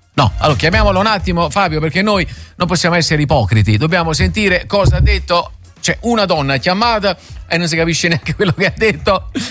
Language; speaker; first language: Italian; native; Italian